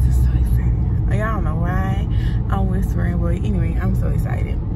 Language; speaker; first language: English; native; English